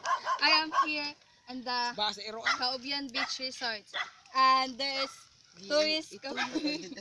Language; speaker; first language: English; non-native, learner; Cebuano